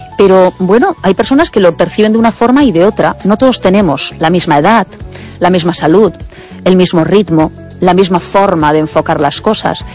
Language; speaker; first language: Spanish; native; Spanish